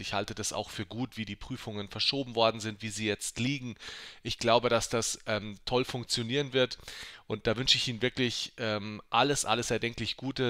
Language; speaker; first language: German; native; German